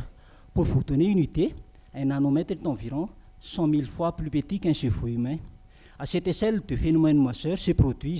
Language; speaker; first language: French; non-native, local second language; Malagasy